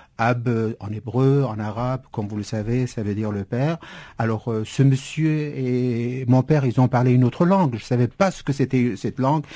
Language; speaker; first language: French; non-native, fluent; Kurdish